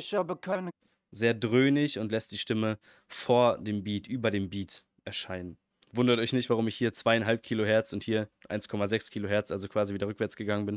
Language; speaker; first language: German; native; German